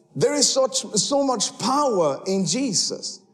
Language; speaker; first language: English; early bilingual, heritage; Spanish